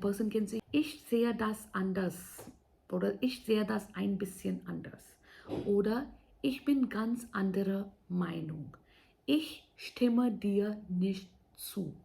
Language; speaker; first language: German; non-native, fluent; Hindi